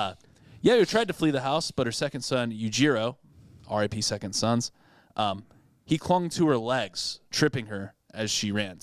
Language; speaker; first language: English; native; English